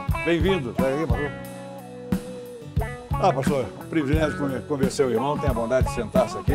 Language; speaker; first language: Portuguese; native; Portuguese